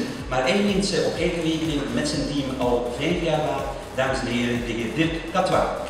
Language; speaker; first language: Dutch; native; Dutch